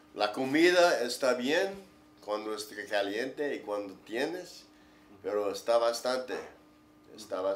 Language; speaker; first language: Spanish; non-native, learner; English